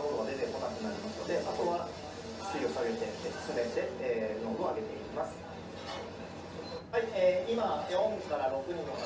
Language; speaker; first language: Japanese; native; Japanese